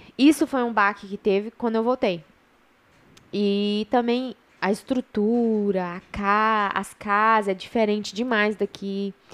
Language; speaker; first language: Portuguese; native; Portuguese